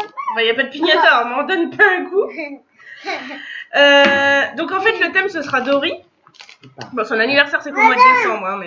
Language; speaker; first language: French; native; French